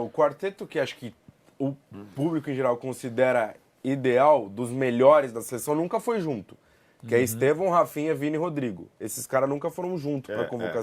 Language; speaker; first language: Portuguese; native; Portuguese